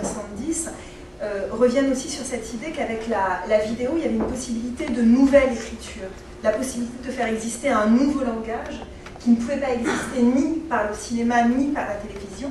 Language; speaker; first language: French; native; French